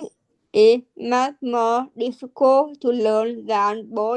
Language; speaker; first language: English; non-native, learner; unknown